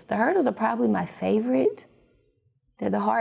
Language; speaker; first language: English; native; English